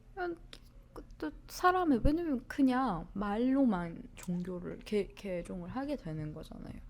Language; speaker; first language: Korean; non-native, fluent; Persian